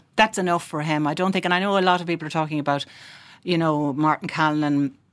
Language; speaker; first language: English; native; English